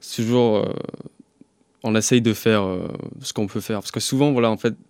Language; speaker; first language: French; early bilingual, other home language; English